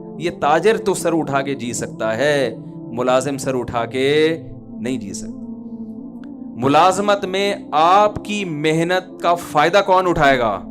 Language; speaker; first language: Urdu; native; Urdu